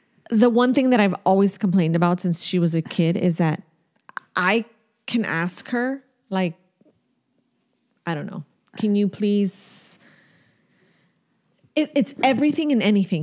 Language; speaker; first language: English; early bilingual, other home language; Spanish